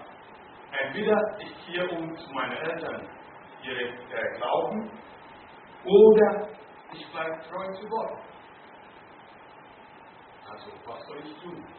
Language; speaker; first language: German; non-native, learner; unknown